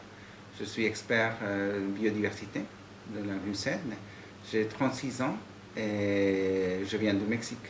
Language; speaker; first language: French; non-native, fluent; Spanish